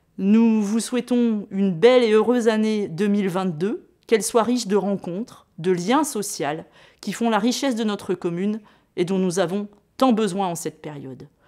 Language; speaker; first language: French; native; French